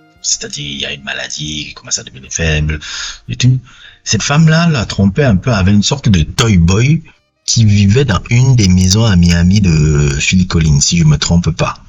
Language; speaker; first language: French; native; French